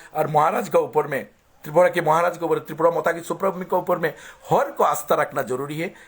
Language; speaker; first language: Hindi; non-native, local second language; Bangla